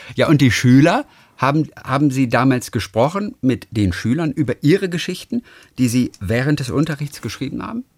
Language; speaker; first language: German; native; German